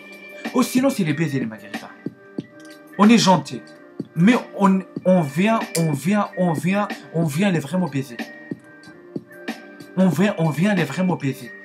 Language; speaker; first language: French; non-native, learner; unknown